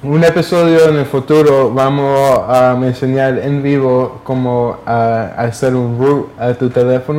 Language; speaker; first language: Spanish; early bilingual, heritage; English